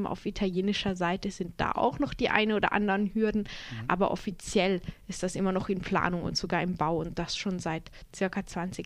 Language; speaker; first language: German; native; German